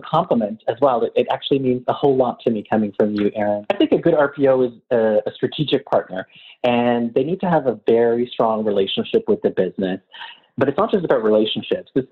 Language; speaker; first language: English; native; English